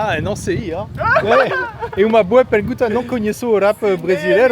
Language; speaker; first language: Portuguese; non-native, learner; French